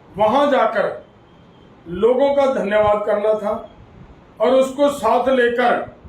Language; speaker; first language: Hindi; non-native, local second language; Punjabi